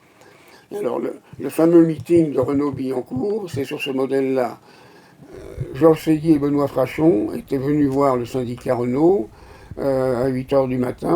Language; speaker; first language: French; native; French